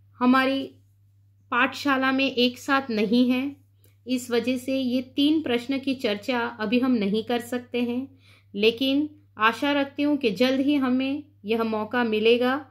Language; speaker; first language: Hindi; non-native, local second language; Gujarati